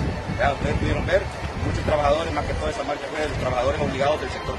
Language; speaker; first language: Spanish; native; Spanish